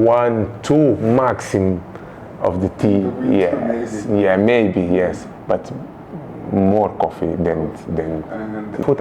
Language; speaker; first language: English; non-native, local second language; Kabuverdianu